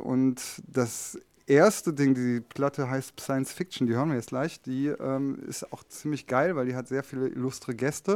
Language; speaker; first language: German; native; German